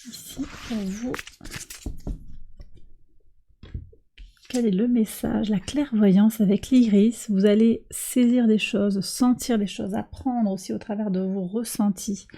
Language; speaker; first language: French; native; French